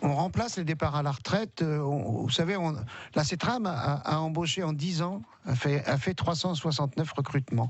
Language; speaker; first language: French; native; French